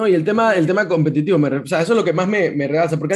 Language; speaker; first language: Spanish; native; Spanish